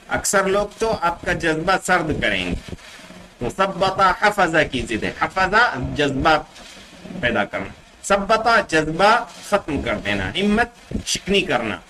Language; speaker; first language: Urdu; native; Urdu